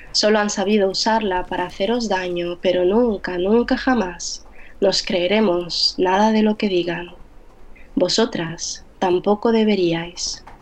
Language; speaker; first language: Spanish; early bilingual, other home language; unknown